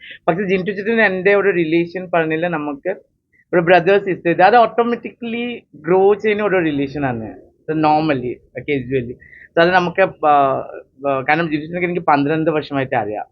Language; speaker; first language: Malayalam; non-native, local second language; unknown